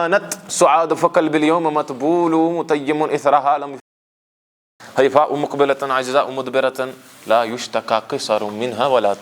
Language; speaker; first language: Arabic; non-native, fluent; Kashmiri